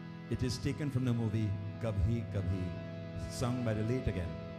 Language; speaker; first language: English; native; English